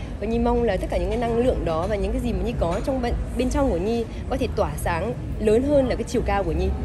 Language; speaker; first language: Vietnamese; early bilingual, heritage; Vietnamese